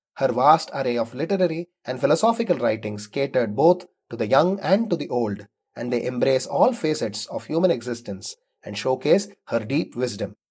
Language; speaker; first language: English; non-native, local second language; Tamil